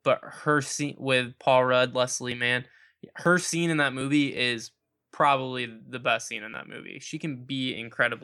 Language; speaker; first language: English; native; English